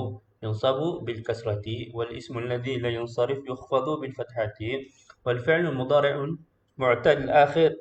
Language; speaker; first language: Arabic; non-native, fluent; Malay